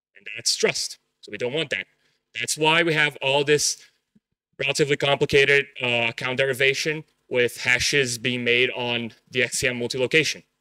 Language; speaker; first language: English; non-native, fluent; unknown